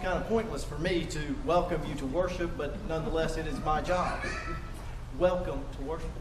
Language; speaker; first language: English; native; English